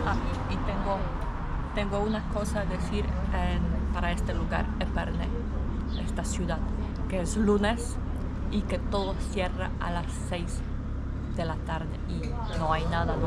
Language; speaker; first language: Spanish; non-native, fluent; Portuguese